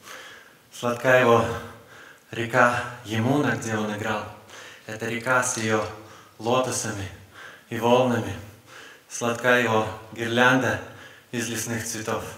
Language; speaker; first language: Russian; native; Russian